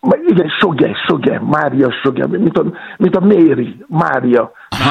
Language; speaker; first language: Hungarian; non-native, fluent; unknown